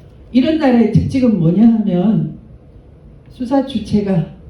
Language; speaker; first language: Korean; native; Korean